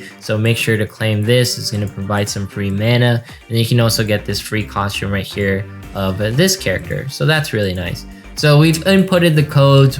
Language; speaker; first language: English; native; English